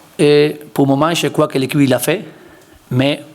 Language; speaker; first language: French; non-native, learner; Spanish